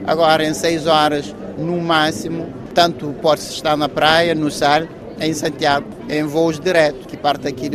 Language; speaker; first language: Portuguese; non-native, local second language; Kabuverdianu